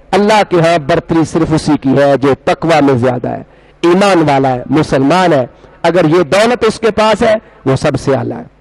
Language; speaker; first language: Urdu; non-native, local second language; Punjabi